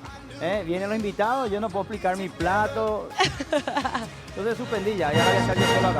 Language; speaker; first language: Spanish; native; Spanish